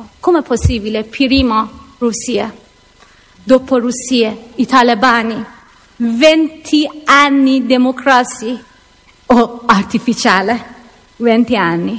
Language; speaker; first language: Italian; non-native, learner; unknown